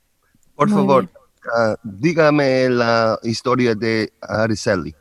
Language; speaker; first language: Spanish; non-native, learner; English